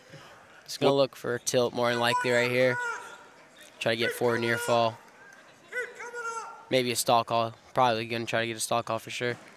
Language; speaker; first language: English; native; English